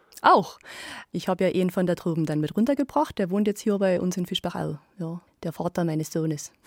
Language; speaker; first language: German; native; German